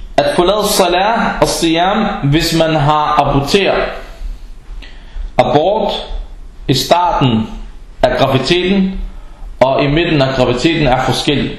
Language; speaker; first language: Danish; early bilingual, other home language; Arabic